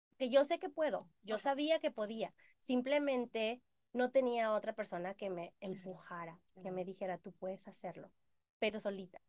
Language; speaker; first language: Spanish; native; Spanish